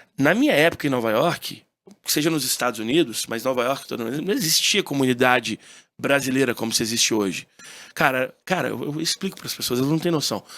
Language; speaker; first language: Portuguese; early bilingual, heritage; Portuguese